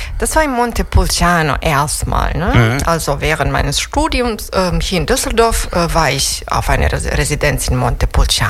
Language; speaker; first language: German; non-native, fluent; Serbian